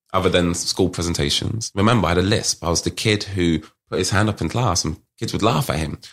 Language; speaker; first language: English; native; English